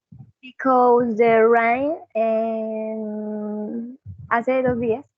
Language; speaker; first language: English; non-native, learner; Spanish